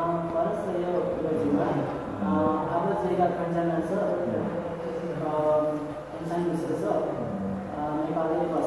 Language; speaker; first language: Korean; non-native, learner; Nepali